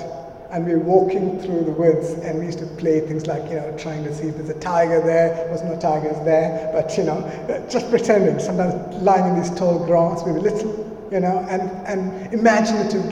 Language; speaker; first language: English; non-native, local second language; Malayalam